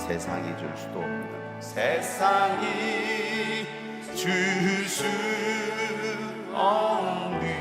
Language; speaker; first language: Korean; native; Korean